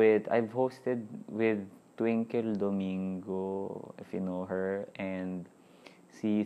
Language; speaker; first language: English; non-native, local second language; Filipino